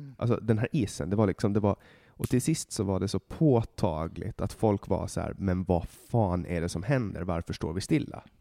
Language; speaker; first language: Swedish; native; Swedish